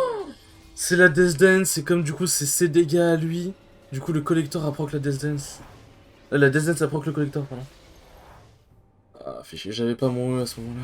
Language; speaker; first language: French; native; French